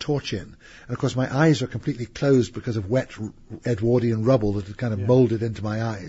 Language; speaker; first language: English; native; English